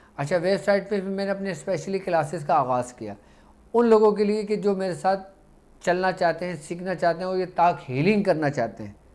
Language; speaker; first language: Urdu; native; Urdu